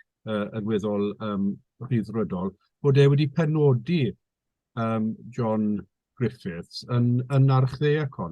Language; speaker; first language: Welsh; native; Welsh